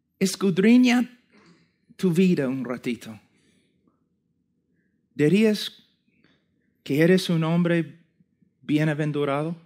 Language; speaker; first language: Spanish; non-native, fluent; English